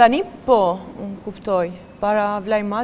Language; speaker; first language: Albanian; early bilingual, heritage; Albanian